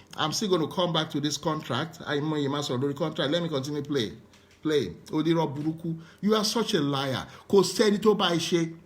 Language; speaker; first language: English; non-native, local second language; Yoruba